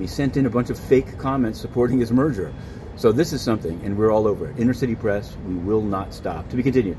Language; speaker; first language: English; native; English